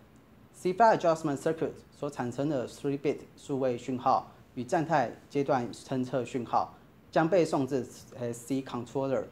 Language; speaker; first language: Chinese; native; Chinese